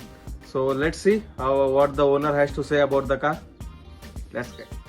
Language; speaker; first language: English; non-native, local second language; Kannada